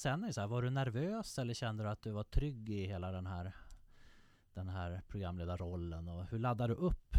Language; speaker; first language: Swedish; native; Swedish